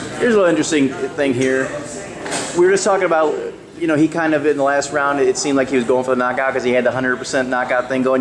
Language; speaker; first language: English; native; English